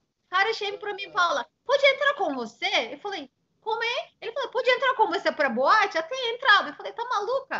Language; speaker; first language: Portuguese; non-native, fluent; Turkish